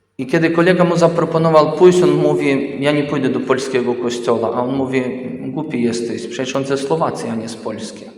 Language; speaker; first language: Polish; early bilingual, heritage; Polish